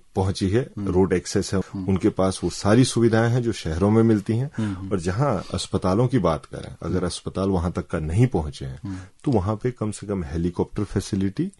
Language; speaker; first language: Hindi; native; Hindi